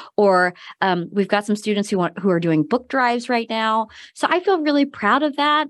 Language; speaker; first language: English; native; English